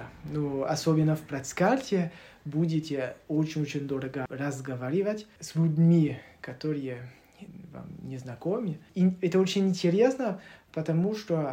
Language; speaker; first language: Russian; non-native, learner; French